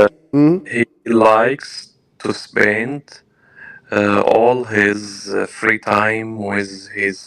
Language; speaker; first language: English; non-native, learner; Arabic